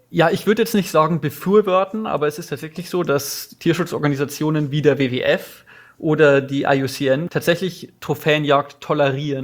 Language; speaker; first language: German; native; German